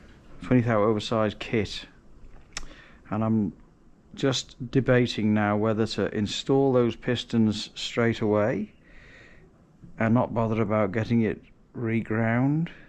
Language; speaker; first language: English; native; English